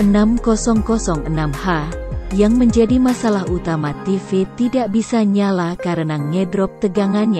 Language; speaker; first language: Indonesian; native; Indonesian